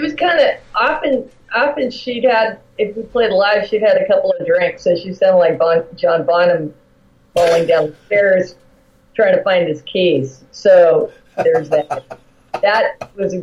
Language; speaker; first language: English; native; English